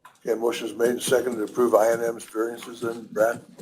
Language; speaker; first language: English; native; English